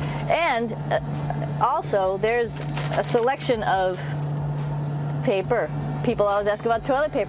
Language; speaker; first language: English; native; English